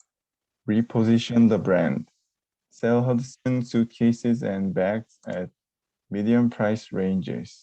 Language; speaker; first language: English; non-native, learner; Korean